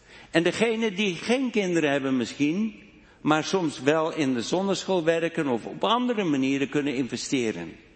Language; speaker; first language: Dutch; non-native, fluent; English